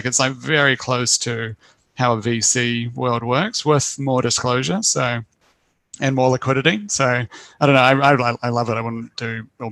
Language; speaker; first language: English; native; English